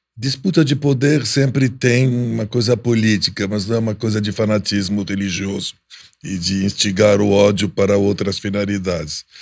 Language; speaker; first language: Portuguese; non-native, fluent; Arabic